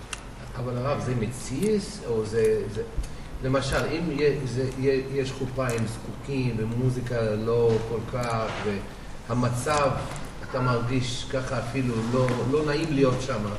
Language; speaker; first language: Hebrew; non-native, fluent; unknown